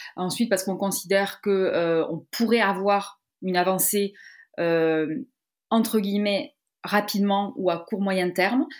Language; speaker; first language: French; native; French